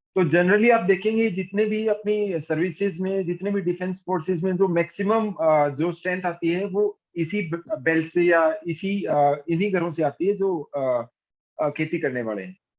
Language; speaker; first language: Hindi; native; Hindi